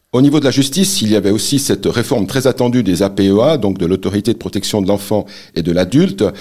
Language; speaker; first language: French; native; French